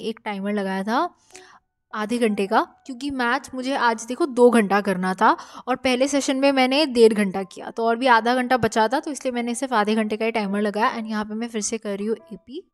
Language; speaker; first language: Hindi; non-native, local second language; Bangla